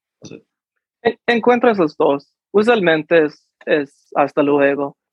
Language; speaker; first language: Spanish; early bilingual, heritage; English